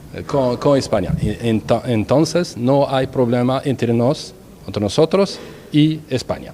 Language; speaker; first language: Spanish; non-native, fluent; Arabic